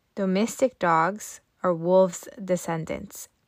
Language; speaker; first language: English; early bilingual, other home language; Japanese